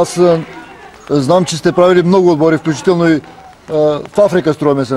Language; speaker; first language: Bulgarian; native; Bulgarian